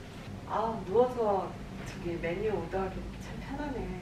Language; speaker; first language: Korean; native; Korean